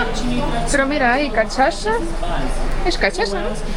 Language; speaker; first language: Spanish; non-native, fluent; Estonian